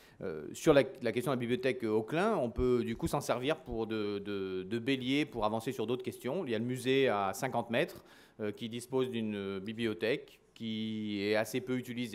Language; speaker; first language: French; native; French